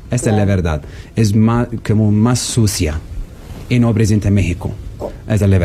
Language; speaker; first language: Spanish; non-native, learner; Arabic